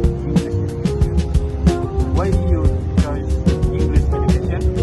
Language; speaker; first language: English; non-native, learner; Indonesian